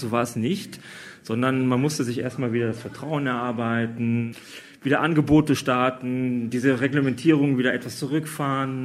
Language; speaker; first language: German; native; German